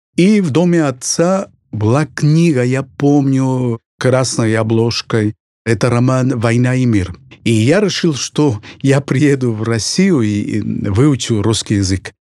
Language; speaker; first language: Russian; non-native, fluent; Spanish